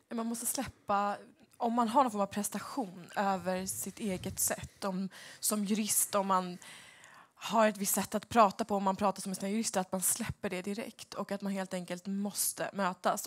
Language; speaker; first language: Swedish; native; Swedish